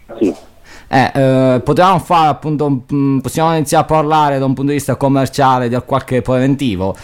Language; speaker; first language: Italian; native; Italian